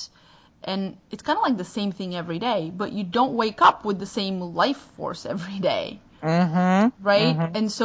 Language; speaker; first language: English; non-native, fluent; Bulgarian